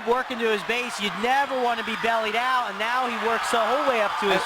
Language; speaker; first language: English; native; English